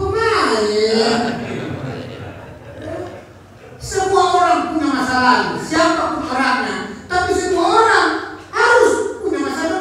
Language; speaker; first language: Indonesian; native; Indonesian